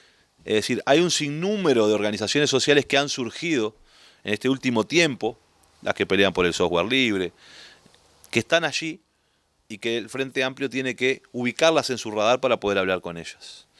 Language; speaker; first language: Spanish; native; Spanish